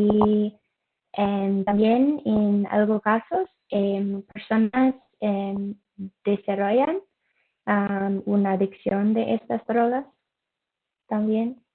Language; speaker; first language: Spanish; non-native, learner; English